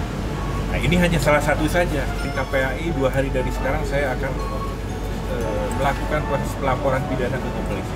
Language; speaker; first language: Indonesian; native; Indonesian